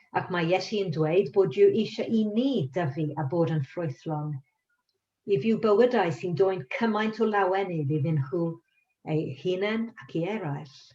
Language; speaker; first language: Welsh; non-native, local second language; English